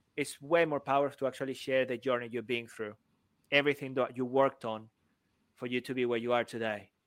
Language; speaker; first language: English; non-native, fluent; Spanish